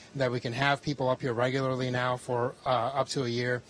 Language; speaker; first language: English; early bilingual, other home language; Spanish